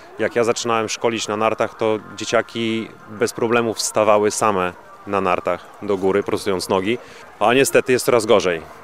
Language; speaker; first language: Polish; native; Polish